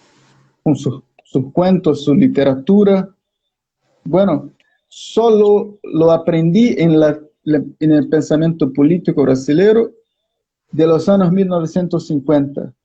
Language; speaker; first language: Spanish; non-native, fluent; Portuguese